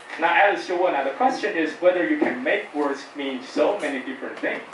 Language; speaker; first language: English; non-native, fluent; Chinese